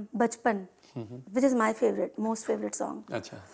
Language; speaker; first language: Hindi; non-native, local second language; Urdu